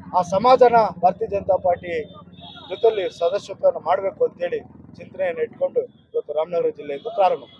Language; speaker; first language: Kannada; native; Kannada